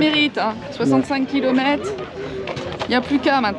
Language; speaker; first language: French; native; French